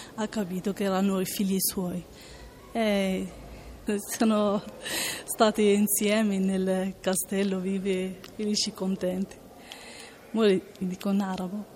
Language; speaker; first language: Italian; non-native, learner; Arabic